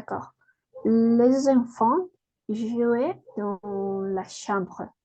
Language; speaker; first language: French; non-native, learner; Spanish